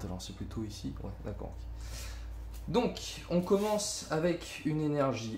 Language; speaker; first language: French; native; French